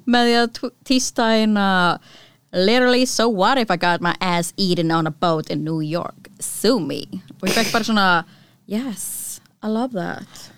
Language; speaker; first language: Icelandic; native; Icelandic